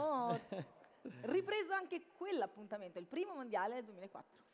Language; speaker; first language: Italian; native; Italian